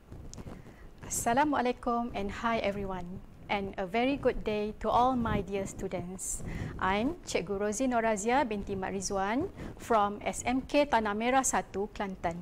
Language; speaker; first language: English; non-native, local second language; Malay